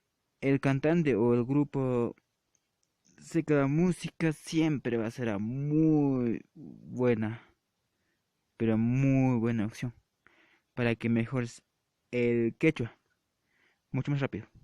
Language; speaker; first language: Spanish; non-native, local second language; Quechua